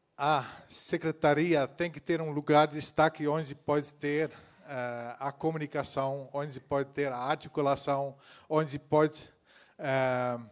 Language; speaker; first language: Portuguese; non-native, fluent; Dutch